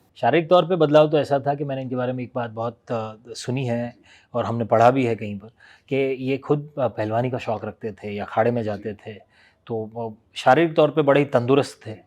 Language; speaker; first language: Hindi; non-native, local second language; Gujarati